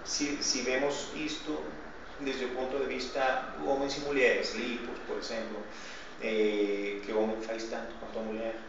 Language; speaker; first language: Portuguese; non-native, fluent; Spanish